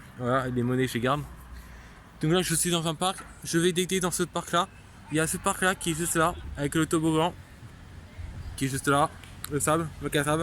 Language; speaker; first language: French; native; French